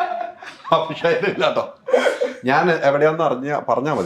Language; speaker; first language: Malayalam; native; Malayalam